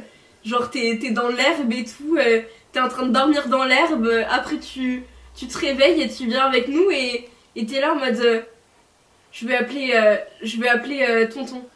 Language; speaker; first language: French; native; French